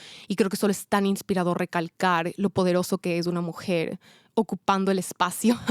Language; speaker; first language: Spanish; native; Spanish